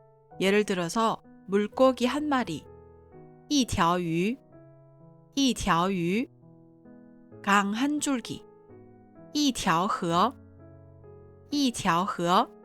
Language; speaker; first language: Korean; non-native, fluent; Chinese